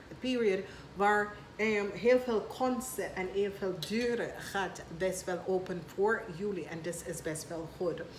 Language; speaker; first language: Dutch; non-native, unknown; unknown